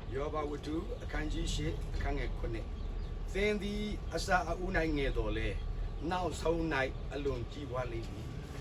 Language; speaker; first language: Burmese; non-native, local second language; S'gaw Karen